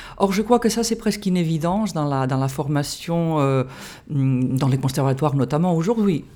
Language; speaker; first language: French; non-native, fluent; Catalan